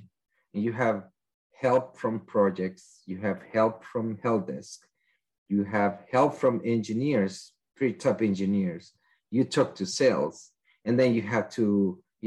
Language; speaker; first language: English; non-native, fluent; Spanish